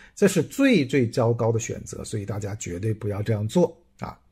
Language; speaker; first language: Chinese; native; Chinese